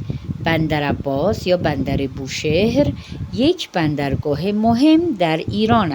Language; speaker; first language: Persian; non-native, fluent; Urdu